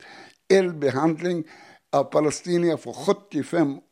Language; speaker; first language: Swedish; non-native, learner; Arabic